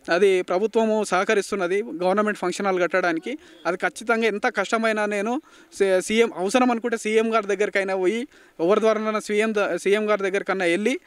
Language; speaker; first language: Telugu; native; Telugu